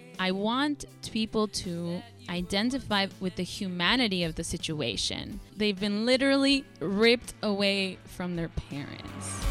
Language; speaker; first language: English; early bilingual, other home language; Spanish